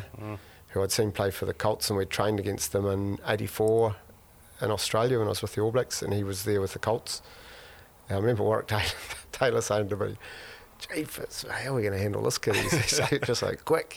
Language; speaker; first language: English; native; English